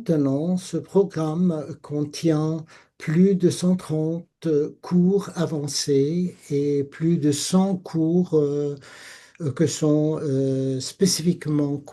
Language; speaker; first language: French; non-native, fluent; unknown